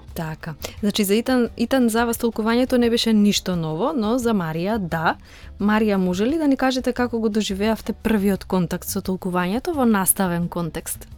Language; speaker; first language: Macedonian; native; Macedonian